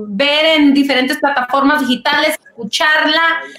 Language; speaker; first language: Spanish; native; Spanish